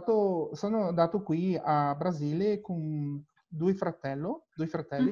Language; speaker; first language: Italian; non-native, learner; Portuguese